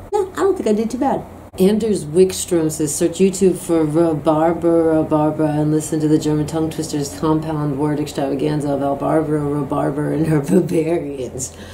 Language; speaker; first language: English; native; English